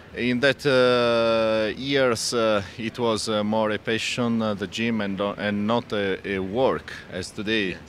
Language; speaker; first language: English; non-native, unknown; Italian